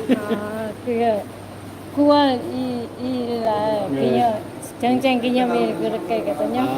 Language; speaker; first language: Korean; non-native, learner; Vietnamese